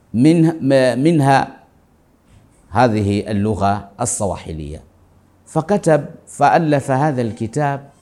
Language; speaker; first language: Arabic; non-native, fluent; Swahili